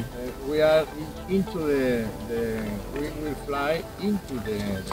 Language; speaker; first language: English; non-native, learner; Spanish